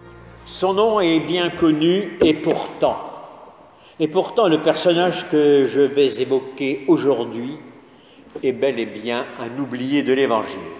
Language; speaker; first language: French; native; French